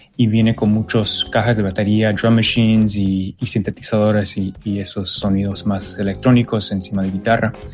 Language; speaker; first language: Spanish; early bilingual, other home language; English